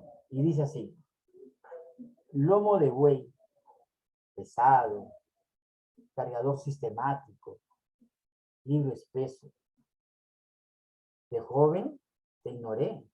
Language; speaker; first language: Spanish; native; Spanish